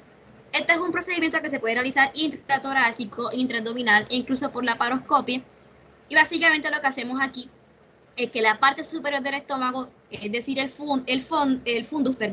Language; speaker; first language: Spanish; native; Spanish